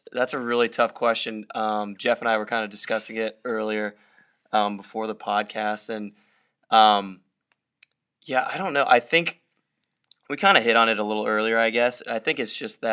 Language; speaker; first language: English; native; English